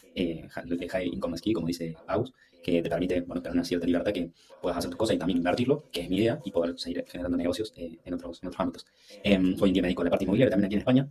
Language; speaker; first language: Spanish; native; Spanish